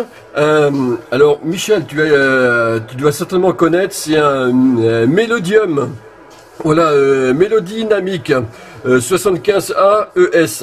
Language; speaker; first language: French; native; French